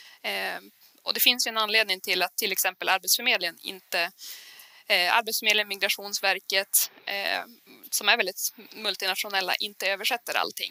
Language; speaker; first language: Swedish; native; Swedish